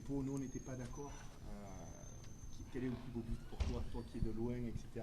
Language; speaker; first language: French; native; French